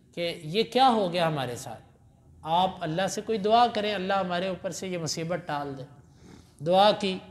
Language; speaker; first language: Urdu; non-native, local second language; Punjabi